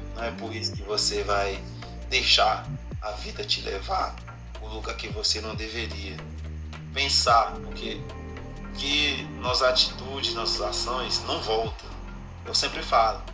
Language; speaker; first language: Portuguese; non-native, fluent; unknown